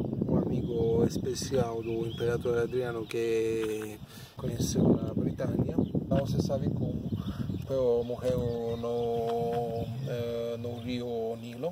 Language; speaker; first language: Portuguese; non-native, learner; Italian